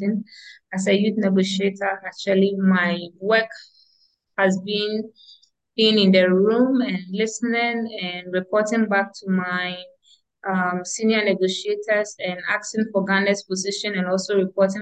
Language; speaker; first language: English; non-native, local second language; Ewe